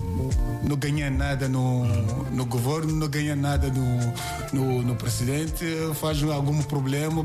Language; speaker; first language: Portuguese; non-native, learner; Yoruba